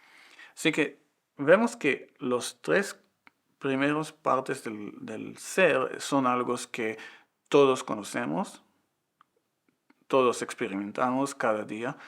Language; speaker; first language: Spanish; non-native, fluent; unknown